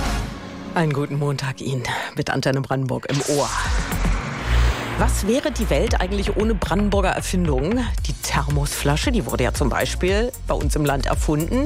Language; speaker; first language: German; native; German